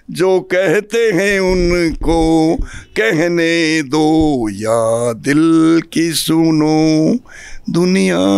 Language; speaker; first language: Hindi; native; Hindi